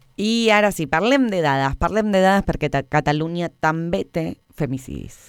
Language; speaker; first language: Catalan; non-native, fluent; Spanish